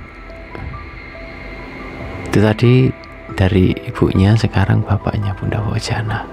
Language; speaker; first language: Indonesian; native; Indonesian